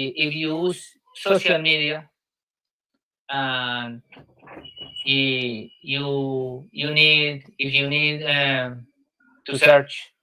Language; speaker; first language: English; non-native, learner; Spanish